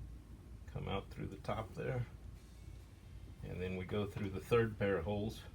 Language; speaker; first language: English; native; English